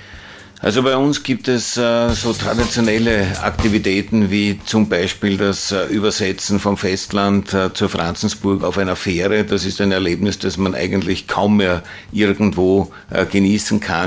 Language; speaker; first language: German; native; German